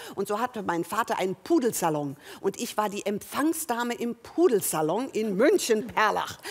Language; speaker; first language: German; early bilingual, other home language; English